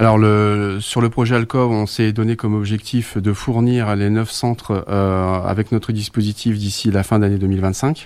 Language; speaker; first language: French; native; French